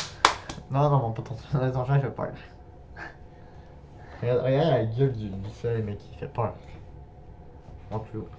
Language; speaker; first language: French; native; French